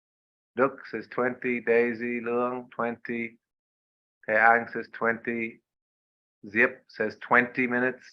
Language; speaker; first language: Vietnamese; non-native, learner; English